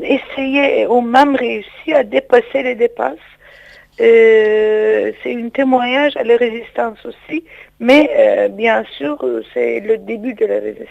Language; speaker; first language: French; non-native, fluent; Turkish